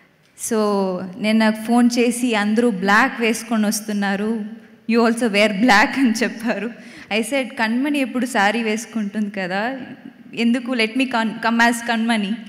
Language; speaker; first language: Telugu; non-native, fluent; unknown